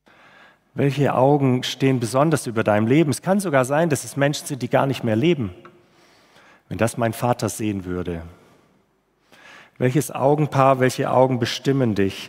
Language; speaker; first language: German; native; German